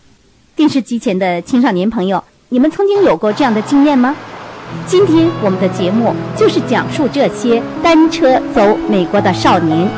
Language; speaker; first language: Chinese; native; Chinese